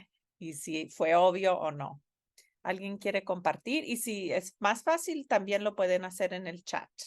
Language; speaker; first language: Spanish; non-native, fluent; English